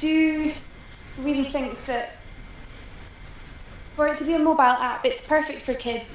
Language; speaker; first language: English; native; English